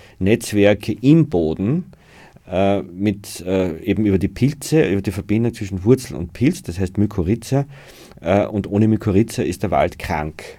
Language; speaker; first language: German; native; German